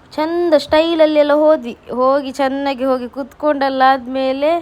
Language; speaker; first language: Kannada; native; Kannada